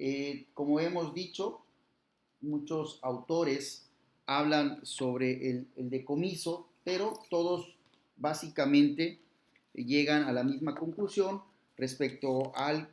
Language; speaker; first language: Spanish; native; Spanish